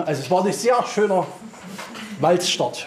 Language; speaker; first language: German; native; German